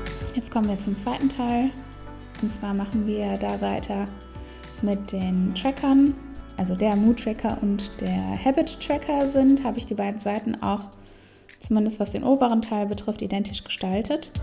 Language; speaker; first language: German; native; German